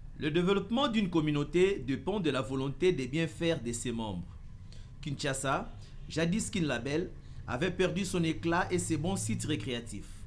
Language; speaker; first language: French; non-native, local second language; Lingala